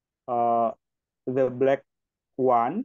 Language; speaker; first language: English; non-native, learner; Indonesian